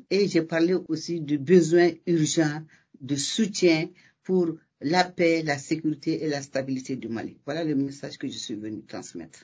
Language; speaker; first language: French; non-native, local second language; Bambara